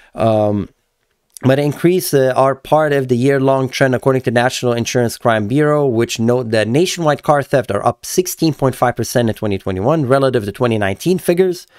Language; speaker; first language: English; native; English